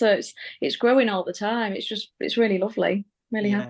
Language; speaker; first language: English; native; English